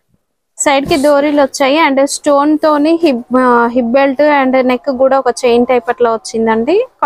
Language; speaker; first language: Telugu; native; Telugu